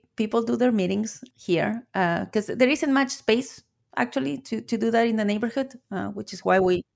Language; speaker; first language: English; non-native, fluent; Spanish